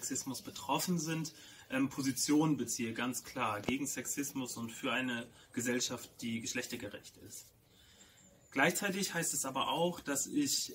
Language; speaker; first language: German; native; German